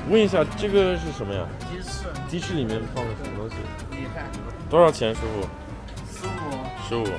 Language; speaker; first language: Chinese; early bilingual, heritage; Chinese